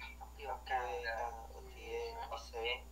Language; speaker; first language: Korean; non-native, learner; Vietnamese